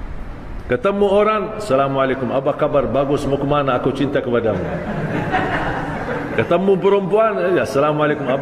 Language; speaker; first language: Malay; non-native, fluent; Arabic